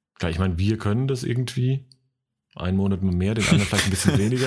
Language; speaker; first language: German; native; German